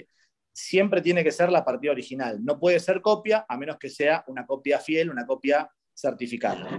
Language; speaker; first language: Spanish; native; Spanish